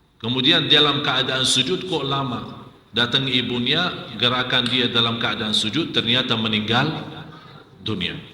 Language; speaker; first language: Malay; non-native, fluent; Arabic